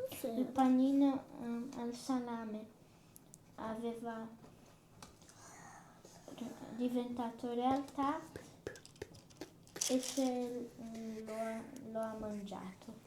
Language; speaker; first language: Italian; early bilingual, other home language; Portuguese